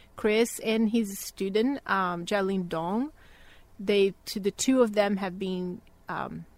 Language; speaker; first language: English; non-native, fluent; Portuguese